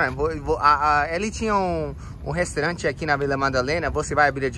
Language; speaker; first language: Portuguese; non-native, learner; English